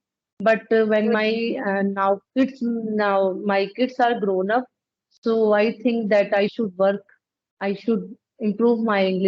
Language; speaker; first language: English; non-native, learner; Punjabi